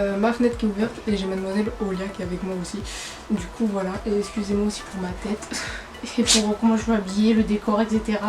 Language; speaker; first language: French; native; French